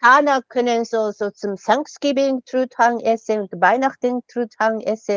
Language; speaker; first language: German; non-native, fluent; Japanese